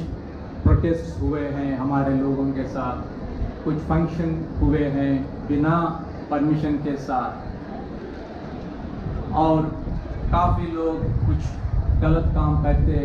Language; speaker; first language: Hindi; non-native, local second language; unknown